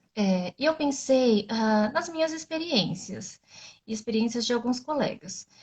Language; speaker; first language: Portuguese; native; Portuguese